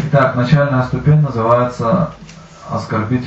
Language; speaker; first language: Russian; native; Russian